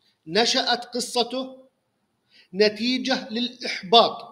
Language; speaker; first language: Arabic; native; Arabic